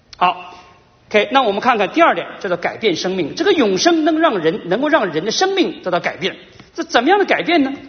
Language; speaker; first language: Chinese; native; Chinese